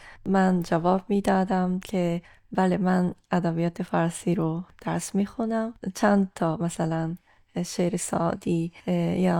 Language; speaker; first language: Persian; non-native, fluent; Japanese